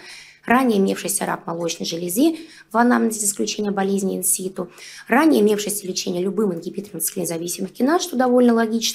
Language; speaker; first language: Russian; native; Russian